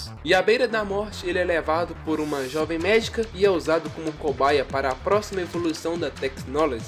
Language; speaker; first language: Portuguese; native; Portuguese